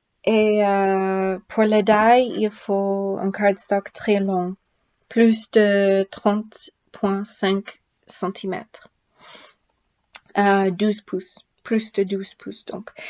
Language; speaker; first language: French; non-native, learner; English